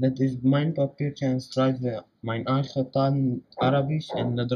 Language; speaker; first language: Dutch; non-native, learner; Arabic